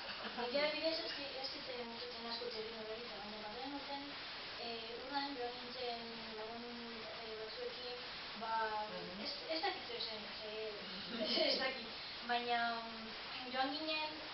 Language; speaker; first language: Basque; non-native, local second language; Spanish